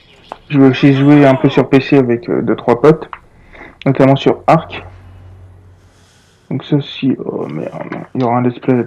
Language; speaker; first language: French; native; French